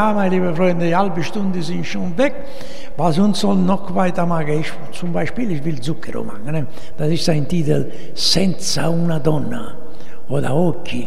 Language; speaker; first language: German; non-native, fluent; Italian